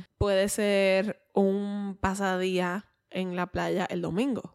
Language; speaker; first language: Spanish; native; Spanish